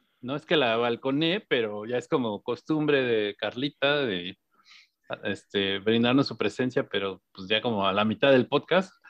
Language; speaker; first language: Spanish; native; Spanish